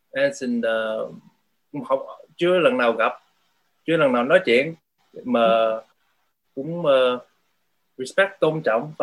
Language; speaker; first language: Vietnamese; early bilingual, heritage; Vietnamese